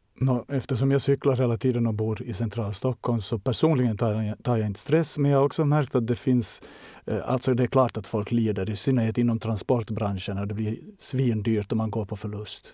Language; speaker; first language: Swedish; native; Swedish